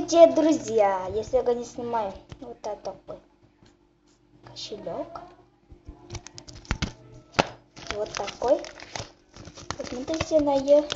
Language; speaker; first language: Russian; non-native, local second language; Kazakh